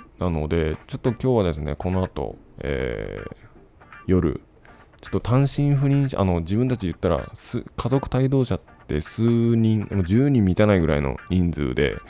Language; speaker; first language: Japanese; native; Japanese